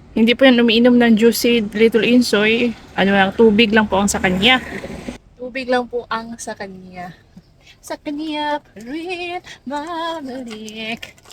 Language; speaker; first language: Filipino; non-native, local second language; Cebuano